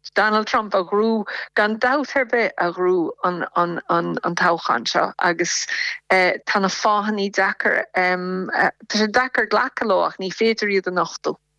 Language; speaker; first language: Irish; native; Irish